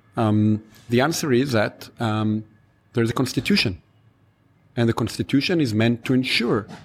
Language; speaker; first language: English; non-native, fluent; Hebrew